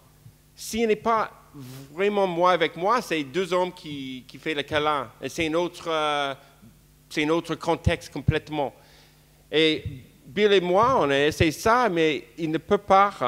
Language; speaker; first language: French; non-native, fluent; English